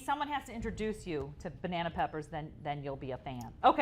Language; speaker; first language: English; native; English